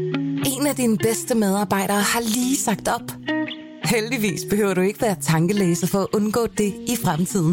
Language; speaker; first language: Danish; native; Danish